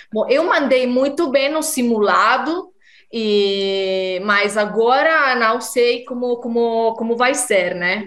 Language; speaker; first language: Portuguese; non-native, fluent; Italian